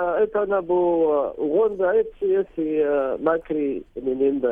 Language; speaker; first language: Greek; non-native, learner; Arabic